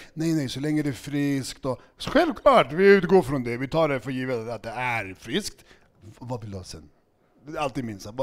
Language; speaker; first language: Swedish; early bilingual, other home language; Serbian